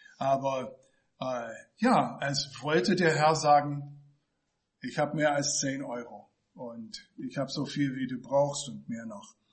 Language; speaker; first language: German; non-native, fluent; English